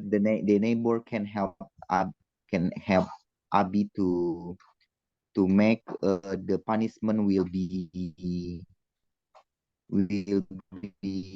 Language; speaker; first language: English; non-native, learner; Indonesian